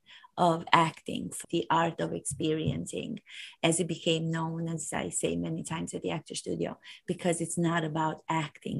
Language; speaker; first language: English; non-native, fluent; Romanian